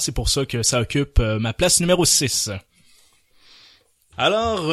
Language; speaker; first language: French; native; French